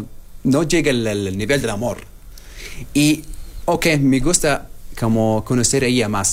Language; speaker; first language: Spanish; non-native, learner; Arabic